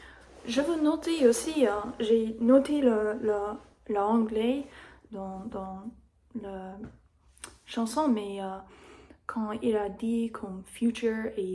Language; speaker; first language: French; non-native, learner; English